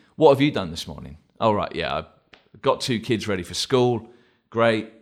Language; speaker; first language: English; native; English